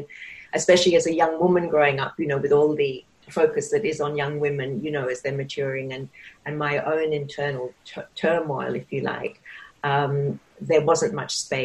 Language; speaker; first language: English; native; English